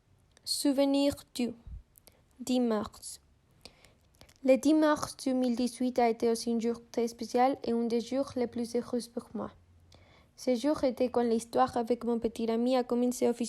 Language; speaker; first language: French; non-native, learner; Spanish